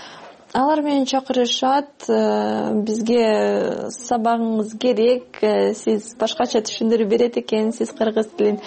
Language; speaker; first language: Kyrgyz; non-native, fluent; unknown